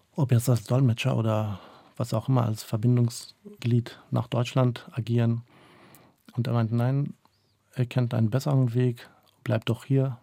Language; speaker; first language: German; early bilingual, other home language; Kurdish